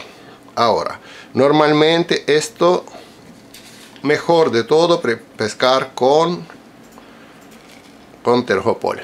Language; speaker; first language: Spanish; non-native, fluent; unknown